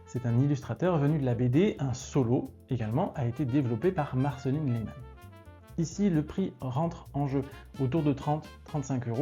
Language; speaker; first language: French; native; French